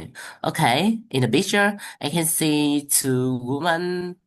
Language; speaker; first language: English; non-native, learner; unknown